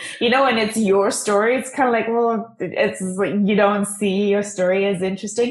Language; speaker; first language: English; non-native, local second language; Shona